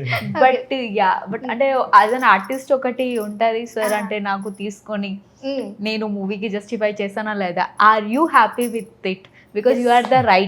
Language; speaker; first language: Telugu; non-native, fluent; Odia